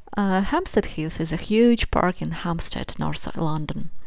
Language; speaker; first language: English; non-native, fluent; Russian